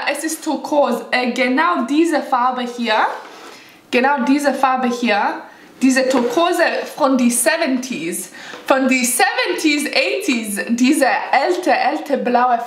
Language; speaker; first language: German; non-native, learner; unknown